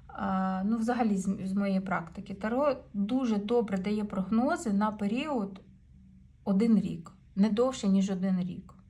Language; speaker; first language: Ukrainian; non-native, local second language; Russian